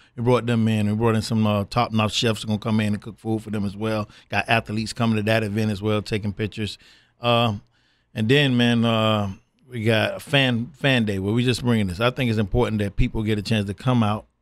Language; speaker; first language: English; native; English